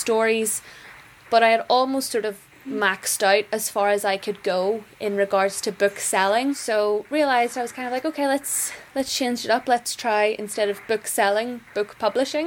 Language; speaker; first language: English; native; English